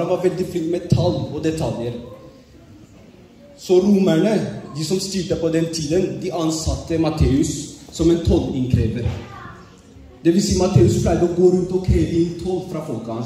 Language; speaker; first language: Norwegian; early bilingual, other home language; Oromo